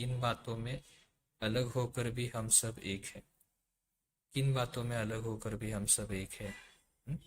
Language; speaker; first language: Hindi; non-native, local second language; Marathi